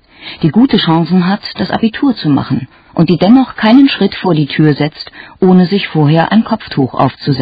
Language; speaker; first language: German; native; German